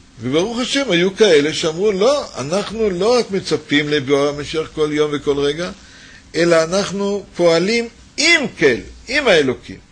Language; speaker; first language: Hebrew; native; Hebrew